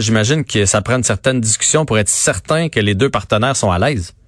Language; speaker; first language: French; native; French